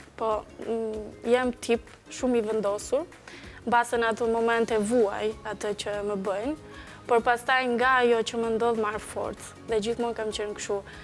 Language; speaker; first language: Albanian; early bilingual, heritage; Albanian